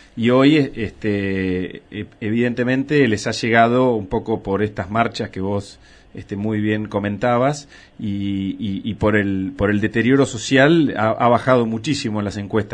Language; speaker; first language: Spanish; native; Spanish